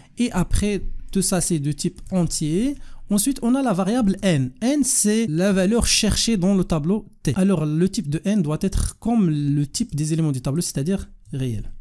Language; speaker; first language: French; non-native, local second language; Arabic